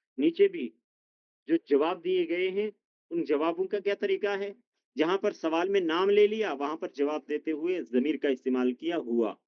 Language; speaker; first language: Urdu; native; Urdu